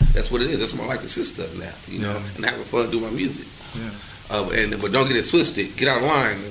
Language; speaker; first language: English; native; English